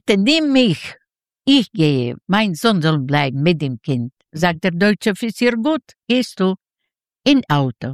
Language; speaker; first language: German; non-native, learner; Yiddish